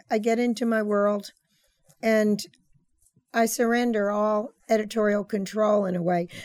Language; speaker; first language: English; native; English